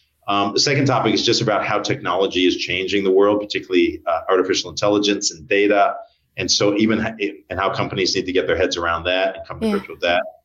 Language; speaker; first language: English; native; English